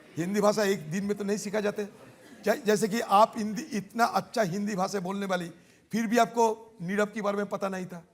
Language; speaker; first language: Hindi; non-native, local second language; Bangla